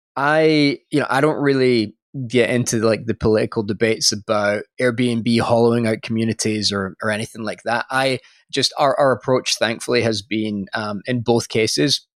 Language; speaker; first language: English; native; English